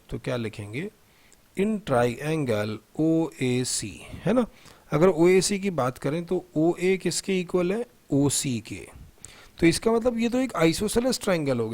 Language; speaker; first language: Hindi; native; Hindi